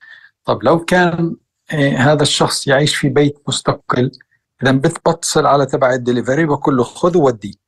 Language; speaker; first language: Arabic; native; Arabic